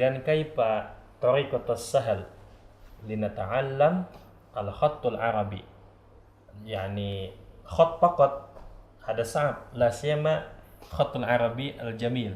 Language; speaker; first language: Arabic; non-native, learner; Indonesian